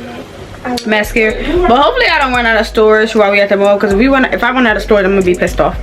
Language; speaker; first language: English; native; English